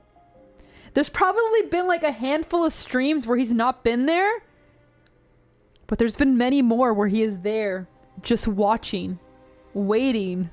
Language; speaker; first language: English; native; English